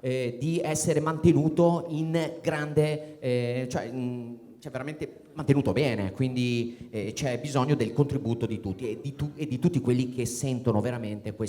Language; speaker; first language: Italian; native; Italian